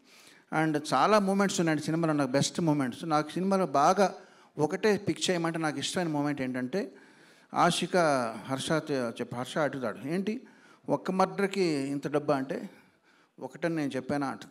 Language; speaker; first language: Telugu; native; Telugu